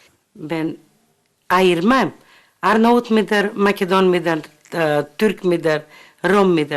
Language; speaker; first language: Turkish; early bilingual, heritage; Turkish